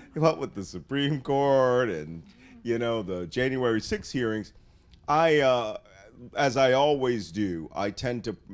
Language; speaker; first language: English; native; English